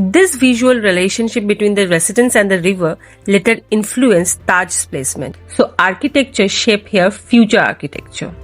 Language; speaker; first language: English; non-native, local second language; Bangla